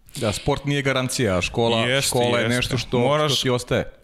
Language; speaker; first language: Serbian; native; Serbian